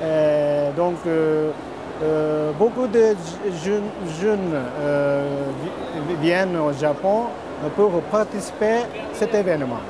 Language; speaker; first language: French; non-native, learner; Japanese